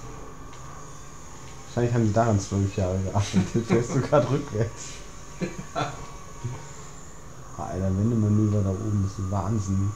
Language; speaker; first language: German; native; German